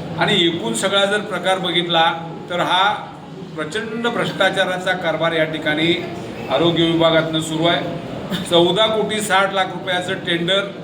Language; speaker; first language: Marathi; native; Marathi